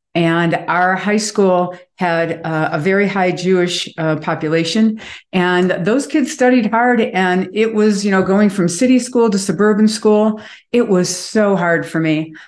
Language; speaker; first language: English; native; English